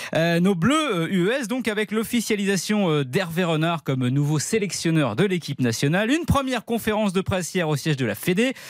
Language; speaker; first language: French; native; French